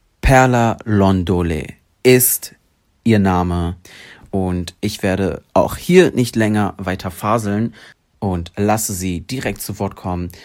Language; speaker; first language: German; early bilingual, other home language; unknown